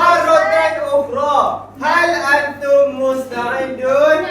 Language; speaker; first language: Arabic; non-native, learner; Malay